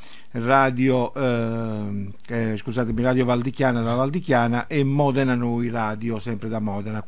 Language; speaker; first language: Italian; native; Italian